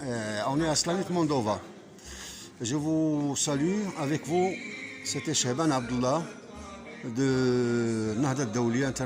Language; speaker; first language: French; non-native, fluent; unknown